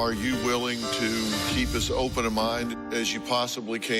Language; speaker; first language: English; native; English